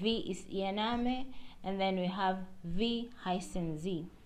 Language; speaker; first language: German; non-native, learner; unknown